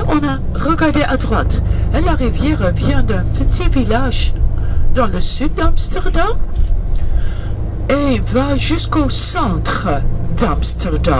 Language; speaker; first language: French; early bilingual, heritage; Dutch